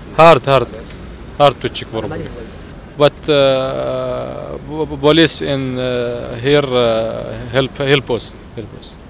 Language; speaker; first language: English; non-native, learner; Arabic